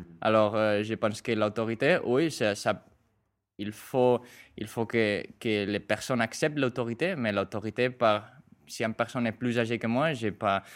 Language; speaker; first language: French; non-native, fluent; Spanish